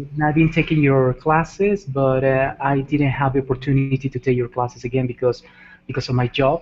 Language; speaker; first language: English; non-native, fluent; Spanish